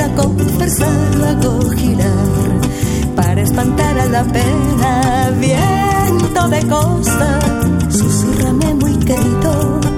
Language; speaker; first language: Spanish; native; Spanish